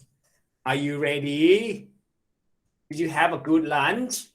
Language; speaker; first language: English; non-native, fluent; Thai